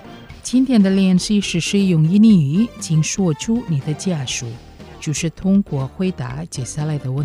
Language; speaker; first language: Chinese; non-native, fluent; Indonesian